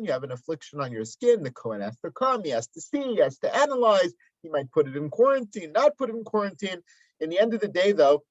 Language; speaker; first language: English; native; English